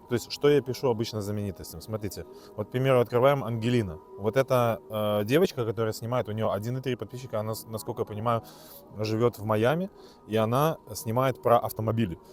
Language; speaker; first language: Russian; native; Russian